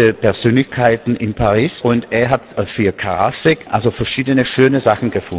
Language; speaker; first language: German; non-native, fluent; Czech